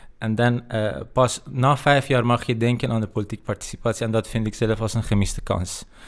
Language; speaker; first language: Dutch; non-native, fluent; Persian